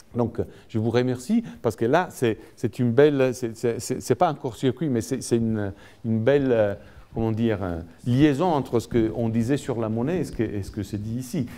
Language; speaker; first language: French; non-native, fluent; Italian